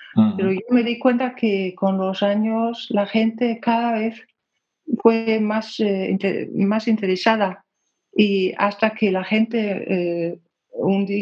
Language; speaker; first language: Spanish; non-native, fluent; Danish